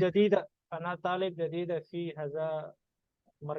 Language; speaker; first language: Arabic; non-native, learner; Urdu